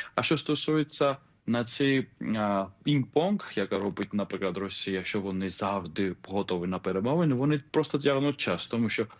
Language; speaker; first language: Ukrainian; non-native, fluent; Georgian